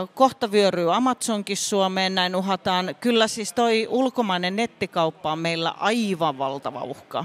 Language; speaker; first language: Finnish; native; Finnish